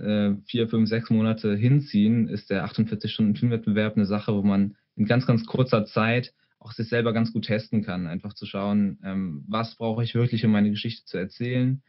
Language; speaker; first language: German; native; German